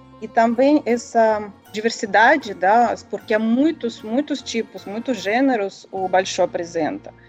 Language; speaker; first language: Portuguese; non-native, learner; Russian